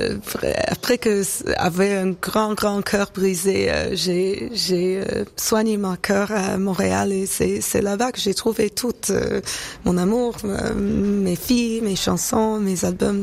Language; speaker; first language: French; non-native, local second language; English